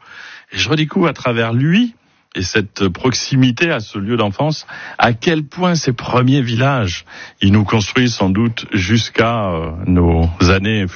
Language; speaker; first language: French; native; French